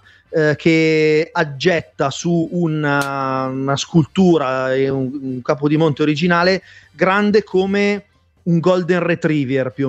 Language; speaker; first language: Italian; native; Italian